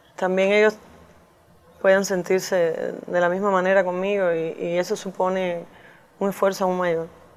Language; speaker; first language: Spanish; native; Spanish